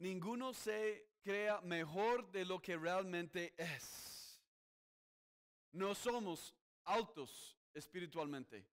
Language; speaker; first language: Spanish; non-native, fluent; English